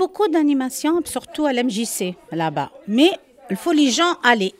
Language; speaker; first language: French; non-native, learner; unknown